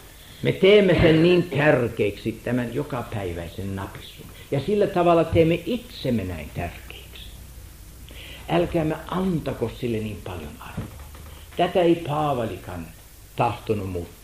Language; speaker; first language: Finnish; non-native, fluent; German